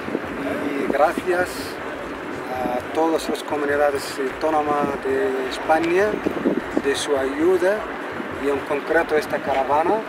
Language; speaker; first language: Spanish; non-native, fluent; Arabic